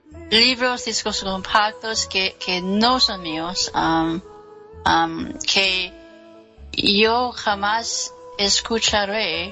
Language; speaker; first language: Spanish; non-native, learner; English